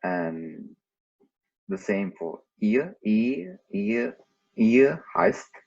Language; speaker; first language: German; non-native, learner; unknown